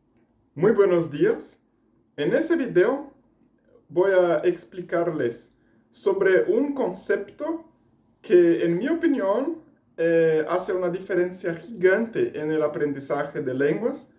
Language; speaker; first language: Spanish; non-native, fluent; Portuguese